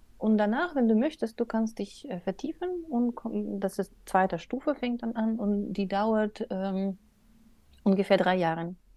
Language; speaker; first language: German; non-native, learner; Russian